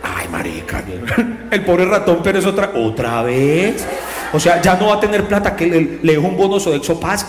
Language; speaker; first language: Spanish; native; Spanish